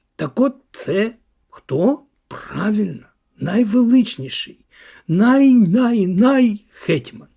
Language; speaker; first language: Ukrainian; native; Ukrainian